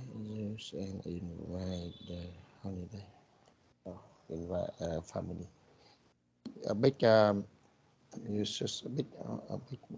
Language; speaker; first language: English; non-native, learner; Vietnamese